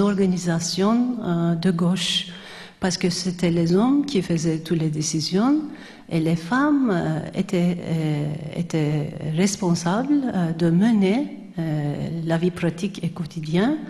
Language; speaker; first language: French; non-native, fluent; Turkish